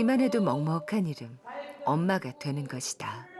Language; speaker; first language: Korean; native; Korean